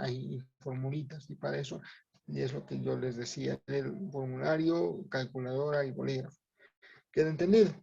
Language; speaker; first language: Spanish; native; Spanish